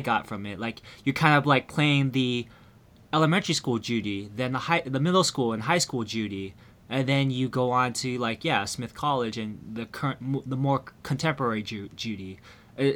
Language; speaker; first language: English; early bilingual, other home language; Min Nan Chinese